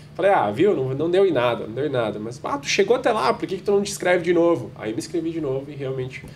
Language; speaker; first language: Portuguese; native; Portuguese